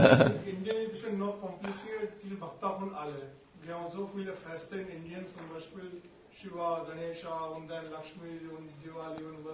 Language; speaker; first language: German; non-native, learner; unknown